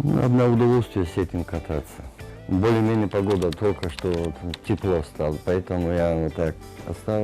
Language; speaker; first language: Russian; non-native, local second language; Georgian